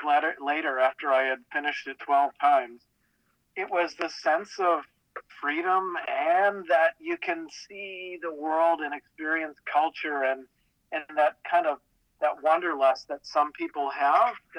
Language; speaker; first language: English; native; English